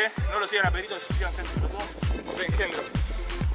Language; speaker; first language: Spanish; native; Spanish